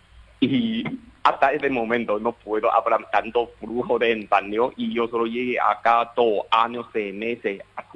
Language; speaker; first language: Spanish; non-native, learner; Chinese